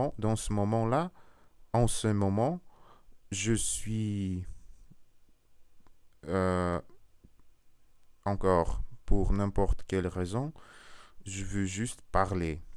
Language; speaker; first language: French; non-native, learner; Russian